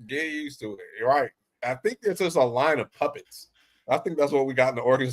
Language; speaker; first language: English; native; English